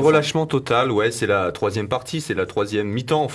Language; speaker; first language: French; native; French